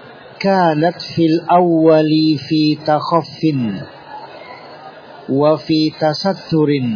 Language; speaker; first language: Arabic; non-native, fluent; Indonesian